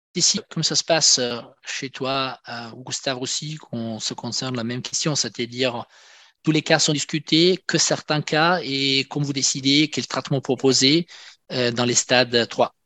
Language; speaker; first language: French; non-native, fluent; Italian